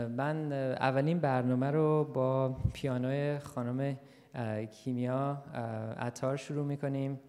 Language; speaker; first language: Persian; early bilingual, heritage; Persian